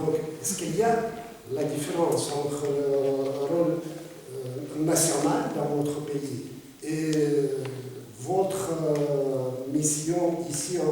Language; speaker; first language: French; non-native, fluent; Russian